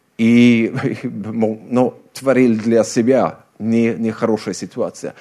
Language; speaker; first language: Russian; non-native, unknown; Swedish